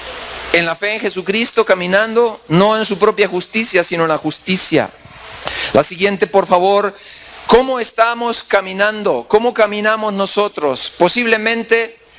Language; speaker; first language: Spanish; native; Spanish